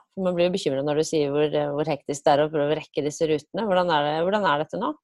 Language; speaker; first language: Norwegian; native; Norwegian